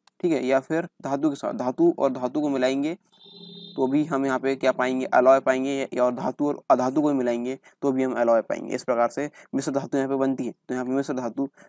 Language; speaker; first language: Hindi; native; Hindi